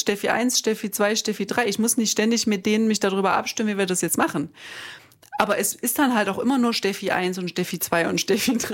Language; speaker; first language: German; native; German